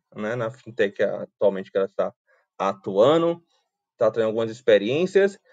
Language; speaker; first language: Portuguese; native; Portuguese